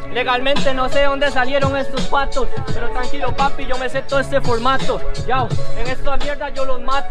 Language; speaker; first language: Spanish; native; Spanish